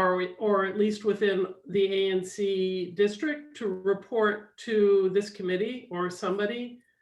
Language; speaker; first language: English; native; English